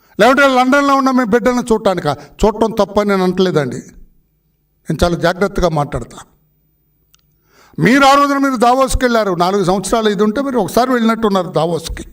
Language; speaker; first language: Telugu; native; Telugu